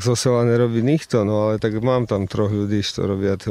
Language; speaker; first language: Slovak; non-native, local second language; Rusyn